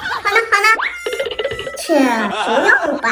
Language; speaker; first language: Chinese; native; Chinese